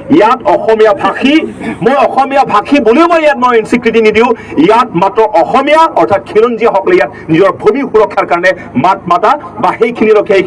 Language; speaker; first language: Assamese; non-native, local second language; Karbi